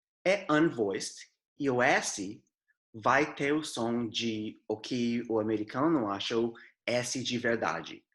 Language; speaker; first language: Portuguese; non-native, fluent; English